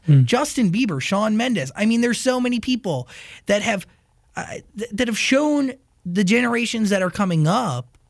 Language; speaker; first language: English; native; English